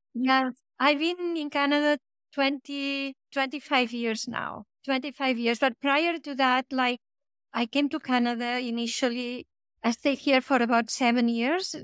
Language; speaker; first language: English; non-native, fluent; Catalan